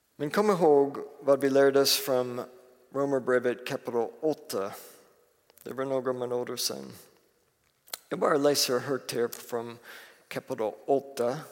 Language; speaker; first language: Swedish; non-native, fluent; English